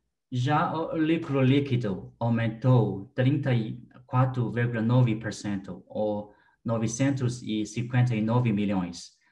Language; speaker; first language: Portuguese; non-native, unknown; Chinese